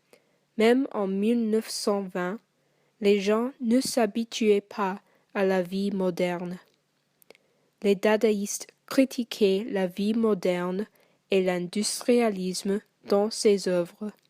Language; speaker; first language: French; non-native, learner; English